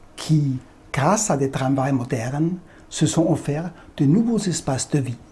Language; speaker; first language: French; non-native, learner; German